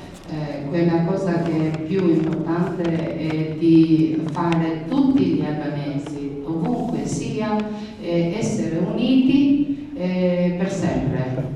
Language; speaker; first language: Italian; non-native, learner; Albanian